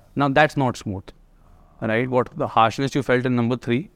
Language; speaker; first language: English; non-native, local second language; Hindi